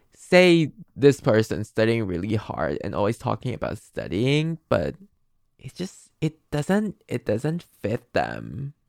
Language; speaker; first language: English; non-native, fluent; Chinese